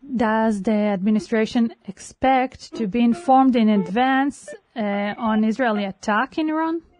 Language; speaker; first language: English; non-native, fluent; Hebrew